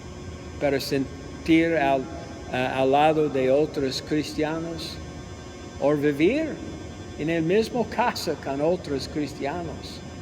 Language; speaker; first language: Spanish; non-native, learner; English